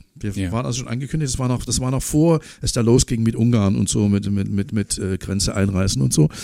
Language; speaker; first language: German; non-native, local second language; English